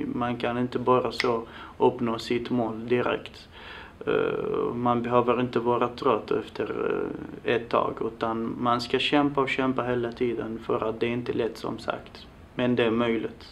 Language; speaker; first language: Swedish; non-native, fluent; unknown